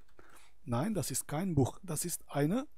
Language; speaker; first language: German; non-native, fluent; Albanian